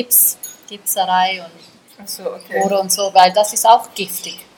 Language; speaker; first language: German; early bilingual, heritage; German